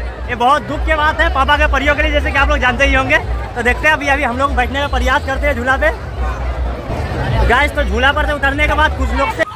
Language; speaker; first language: Hindi; native; Hindi